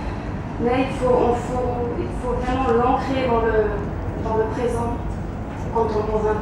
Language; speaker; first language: French; non-native, local second language; German